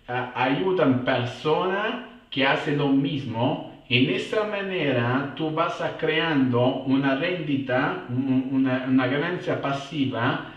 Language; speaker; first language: Spanish; non-native, fluent; Italian